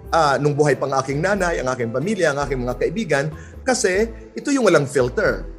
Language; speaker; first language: Filipino; native; Filipino